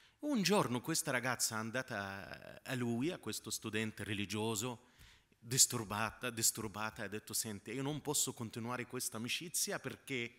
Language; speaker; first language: Italian; non-native, fluent; Arabic